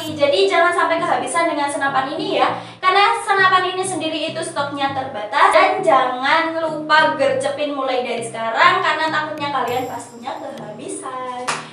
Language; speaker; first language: Indonesian; native; Indonesian